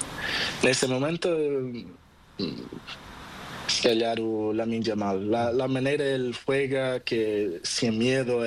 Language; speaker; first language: Spanish; non-native, learner; Portuguese